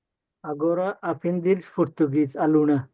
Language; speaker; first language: Portuguese; non-native, learner; Bangla